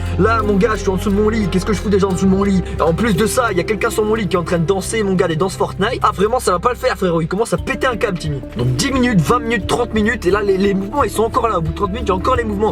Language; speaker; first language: French; native; French